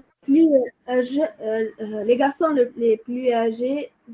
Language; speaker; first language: French; non-native, learner; Arabic